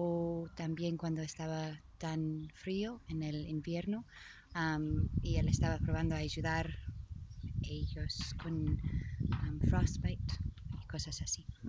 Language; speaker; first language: Spanish; non-native, learner; English